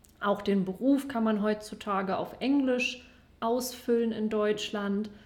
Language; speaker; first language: German; native; German